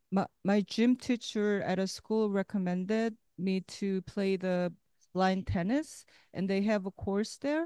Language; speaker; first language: English; non-native, fluent; Korean